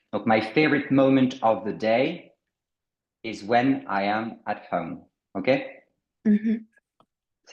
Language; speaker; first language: English; non-native, fluent; French